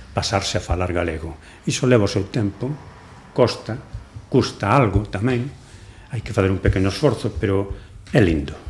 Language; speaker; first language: Galician; non-native, local second language; Spanish